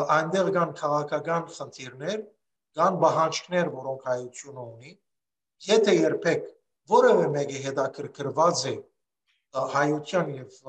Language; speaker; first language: Armenian; early bilingual, other home language; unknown